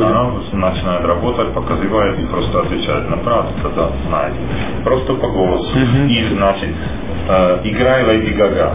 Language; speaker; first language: Russian; non-native, fluent; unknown